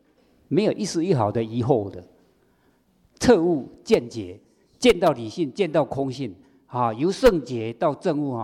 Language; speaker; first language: Chinese; native; Chinese